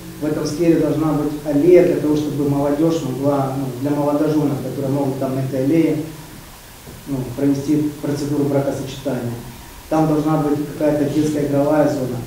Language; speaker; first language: Russian; native; Russian